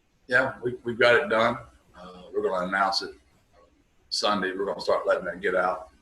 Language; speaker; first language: English; native; English